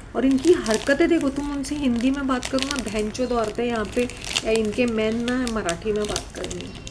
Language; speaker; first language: Hindi; native; Hindi